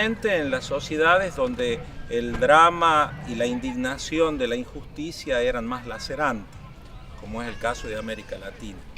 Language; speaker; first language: Spanish; native; Spanish